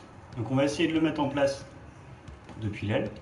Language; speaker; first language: French; native; French